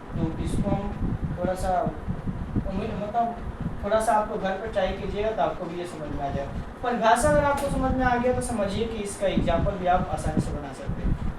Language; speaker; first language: Hindi; native; Hindi